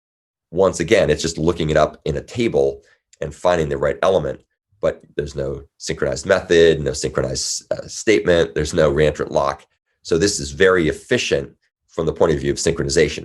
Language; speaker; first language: English; native; English